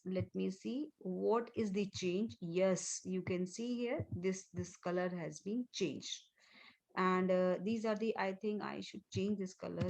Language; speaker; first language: English; non-native, local second language; Hindi